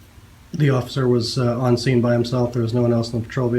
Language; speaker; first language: English; native; English